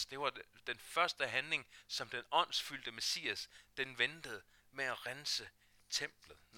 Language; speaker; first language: Danish; native; Danish